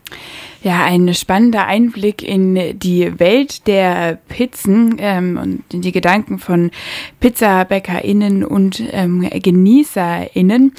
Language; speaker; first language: German; native; German